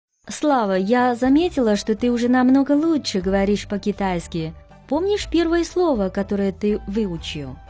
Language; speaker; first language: Russian; non-native, fluent; Chinese